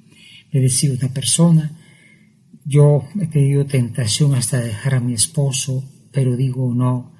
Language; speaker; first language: Spanish; native; Spanish